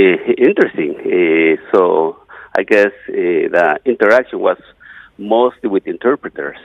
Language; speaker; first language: English; non-native, fluent; Yucateco